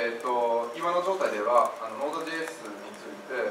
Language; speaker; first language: Japanese; non-native, fluent; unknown